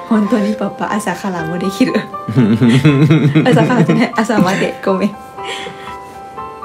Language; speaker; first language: Japanese; non-native, learner; Thai